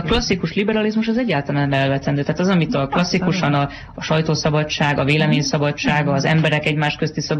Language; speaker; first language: Hungarian; native; Hungarian